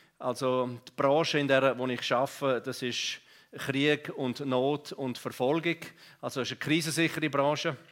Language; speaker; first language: German; non-native, local second language; Romansh